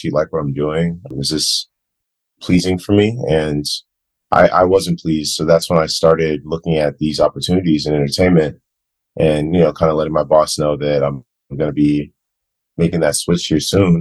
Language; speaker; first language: English; non-native, local second language; Akan